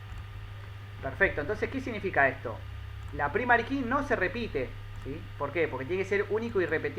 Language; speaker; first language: Spanish; native; Spanish